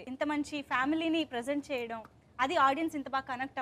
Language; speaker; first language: Telugu; native; Telugu